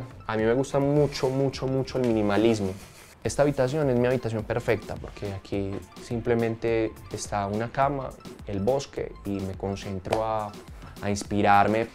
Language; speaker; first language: Spanish; native; Spanish